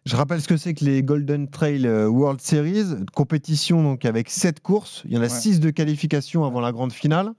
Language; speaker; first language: French; native; French